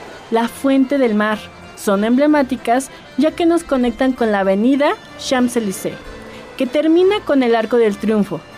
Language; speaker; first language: Spanish; native; Spanish